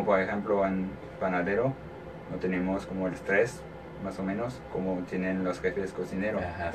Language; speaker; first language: Spanish; non-native, learner; French